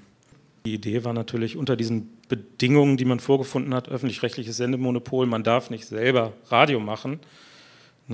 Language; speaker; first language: German; native; German